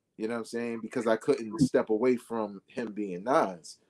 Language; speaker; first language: English; native; English